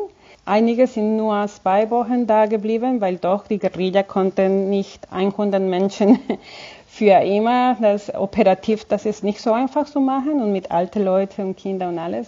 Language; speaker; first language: German; non-native, fluent; Spanish